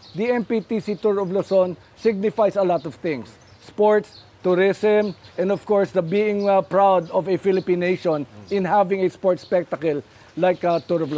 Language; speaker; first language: English; non-native, local second language; Filipino